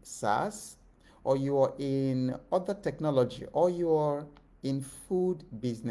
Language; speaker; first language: English; non-native, local second language; Igbo